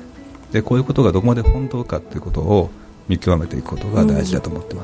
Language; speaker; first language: Japanese; native; Japanese